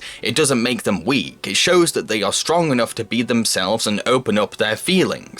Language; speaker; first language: English; native; English